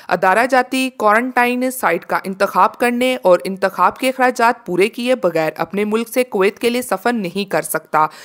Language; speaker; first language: Urdu; native; Urdu